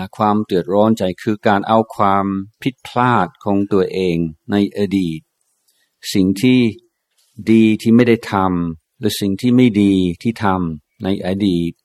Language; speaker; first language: Thai; non-native, fluent; English